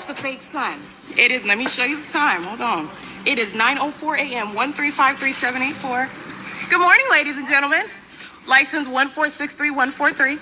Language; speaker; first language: English; native; English